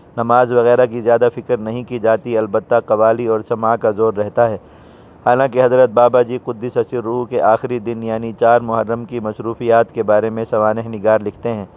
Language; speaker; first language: Urdu; native; Urdu